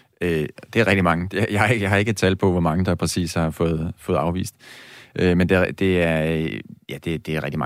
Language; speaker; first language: Danish; native; Danish